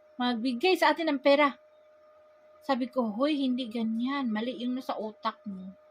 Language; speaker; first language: Filipino; non-native, local second language; Cebuano